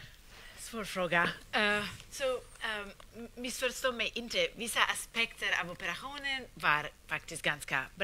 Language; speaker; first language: Swedish; non-native, fluent; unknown